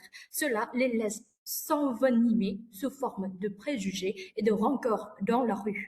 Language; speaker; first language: French; non-native, fluent; Vietnamese